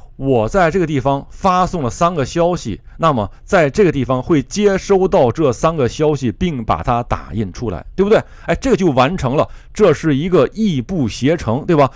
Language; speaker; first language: Chinese; native; Chinese